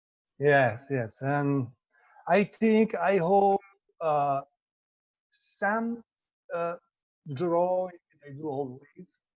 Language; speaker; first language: English; non-native, learner; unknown